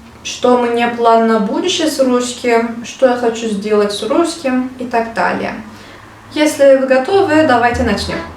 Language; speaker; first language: Russian; non-native, learner; Turkish